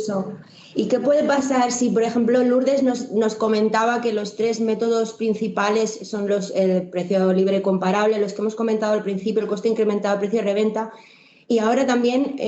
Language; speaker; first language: Spanish; native; Spanish